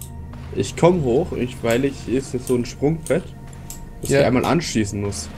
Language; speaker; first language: German; native; German